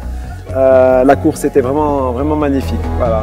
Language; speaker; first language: French; non-native, local second language; Arabic